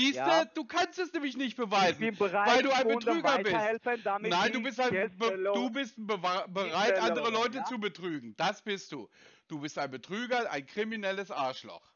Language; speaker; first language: German; native; German